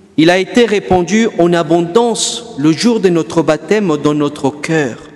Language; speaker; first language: French; non-native, fluent; Spanish